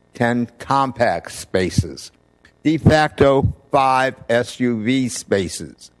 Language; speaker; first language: English; native; English